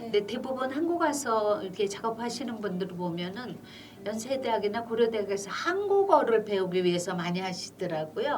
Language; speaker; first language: Korean; native; Korean